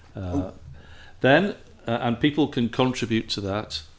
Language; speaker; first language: English; native; English